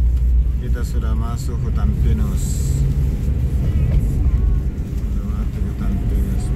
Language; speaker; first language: Indonesian; native; Indonesian